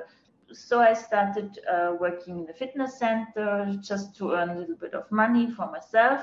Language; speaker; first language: English; non-native, fluent; German